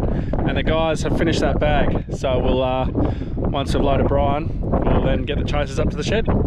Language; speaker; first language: English; native; English